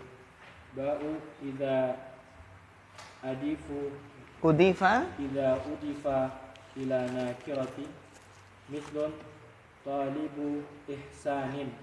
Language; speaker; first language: Arabic; non-native, learner; Indonesian